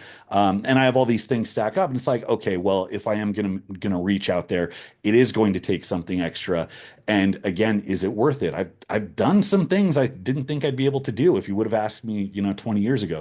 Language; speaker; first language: English; native; English